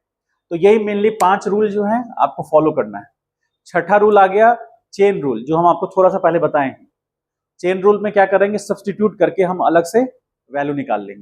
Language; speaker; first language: Hindi; native; Hindi